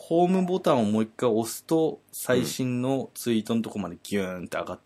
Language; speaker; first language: Japanese; native; Japanese